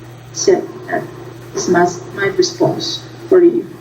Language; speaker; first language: English; non-native, learner; Spanish